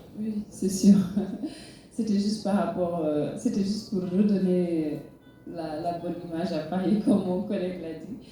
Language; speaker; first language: French; non-native, local second language; Fula